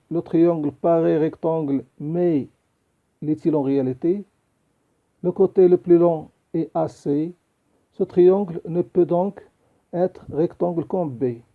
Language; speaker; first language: French; non-native, local second language; Arabic